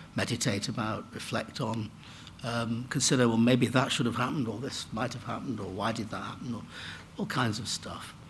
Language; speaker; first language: English; native; English